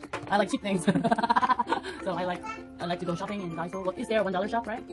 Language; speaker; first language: English; non-native, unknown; Korean